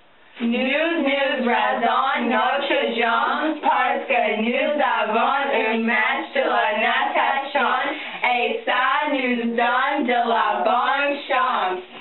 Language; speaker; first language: French; non-native, learner; English